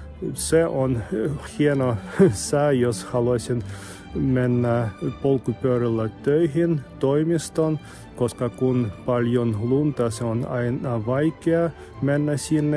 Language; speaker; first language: Finnish; non-native, fluent; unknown